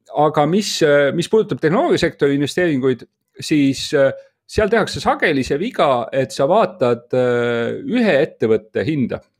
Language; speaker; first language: Estonian; native; Estonian